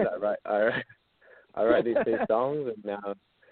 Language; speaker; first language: English; native; English